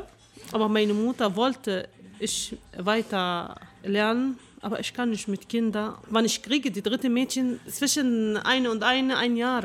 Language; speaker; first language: German; non-native, learner; Arabic